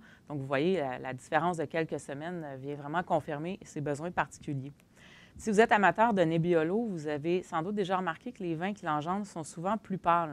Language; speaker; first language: French; native; French